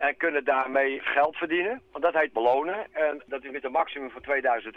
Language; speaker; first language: Dutch; native; Dutch